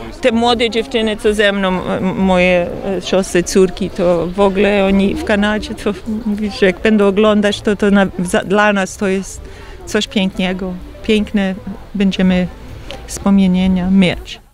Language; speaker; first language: Polish; early bilingual, heritage; Polish